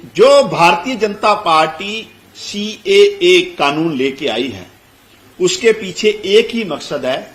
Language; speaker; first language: Hindi; non-native, local second language; Punjabi